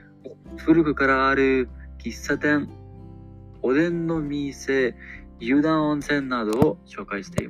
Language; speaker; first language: Japanese; non-native, learner; Ukrainian